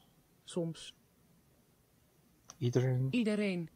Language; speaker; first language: Dutch; non-native, learner; English